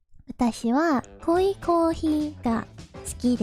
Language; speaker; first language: Japanese; non-native, learner; English